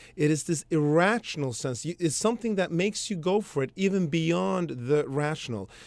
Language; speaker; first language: English; early bilingual, other home language; Swedish